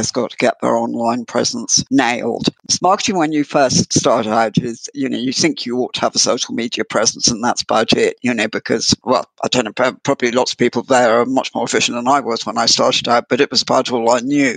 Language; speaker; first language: English; native; English